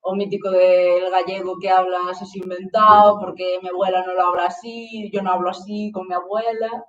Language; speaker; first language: Spanish; non-native, local second language; Galician